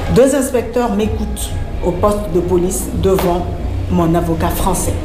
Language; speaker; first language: French; non-native, local second language; Bambara